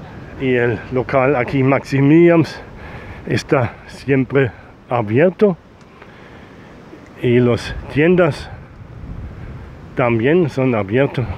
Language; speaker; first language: Spanish; non-native, learner; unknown